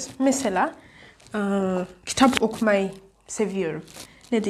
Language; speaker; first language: Turkish; non-native, fluent; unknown